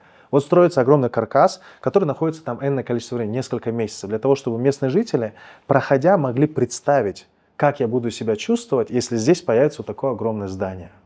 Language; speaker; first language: Russian; native; Russian